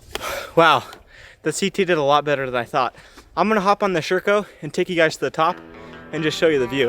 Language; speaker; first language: English; native; English